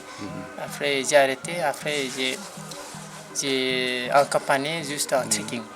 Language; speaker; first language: French; non-native, learner; Nepali